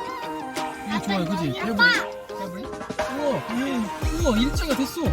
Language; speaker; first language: Korean; native; Korean